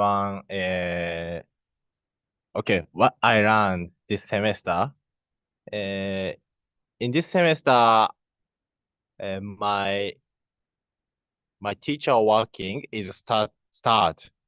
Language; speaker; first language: English; non-native, learner; Japanese